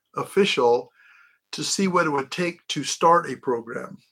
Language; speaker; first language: English; native; English